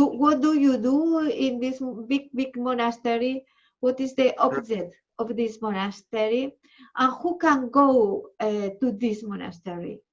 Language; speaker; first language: English; non-native, learner; Spanish